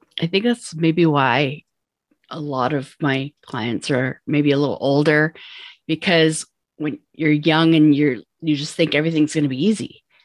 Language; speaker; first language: English; native; English